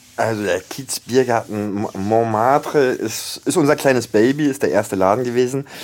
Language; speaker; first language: German; native; German